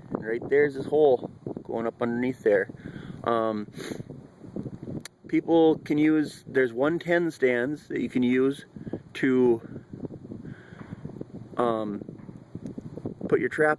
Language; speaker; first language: English; native; English